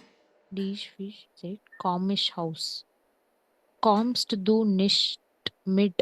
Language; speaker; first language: German; non-native, learner; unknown